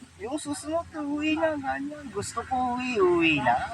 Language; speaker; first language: Filipino; non-native, learner; Japanese